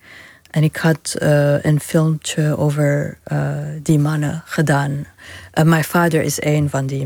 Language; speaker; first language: Dutch; non-native, fluent; Arabic